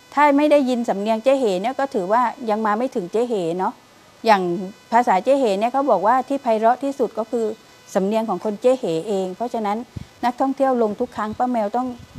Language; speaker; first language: Thai; native; Thai